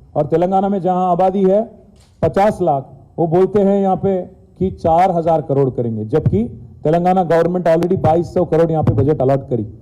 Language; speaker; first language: Hindi; non-native, local second language; Telugu